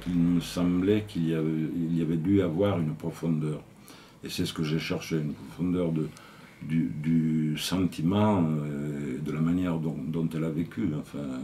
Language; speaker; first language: French; native; French